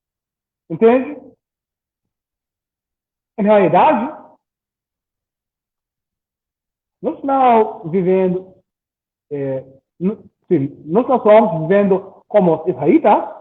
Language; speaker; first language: Portuguese; non-native, learner; English